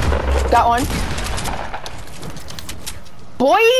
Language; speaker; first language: English; native; English